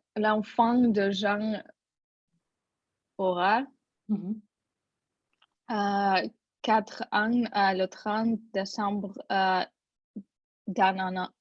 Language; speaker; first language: French; non-native, learner; Russian